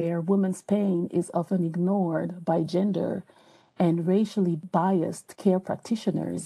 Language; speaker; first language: English; non-native, fluent; French